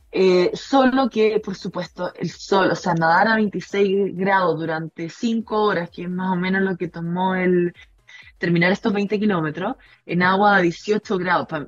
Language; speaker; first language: Spanish; native; Spanish